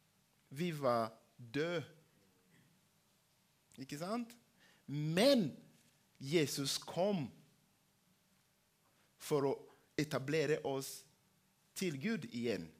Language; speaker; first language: Swedish; non-native, learner; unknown